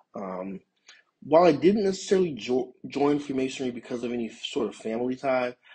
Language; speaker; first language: English; native; English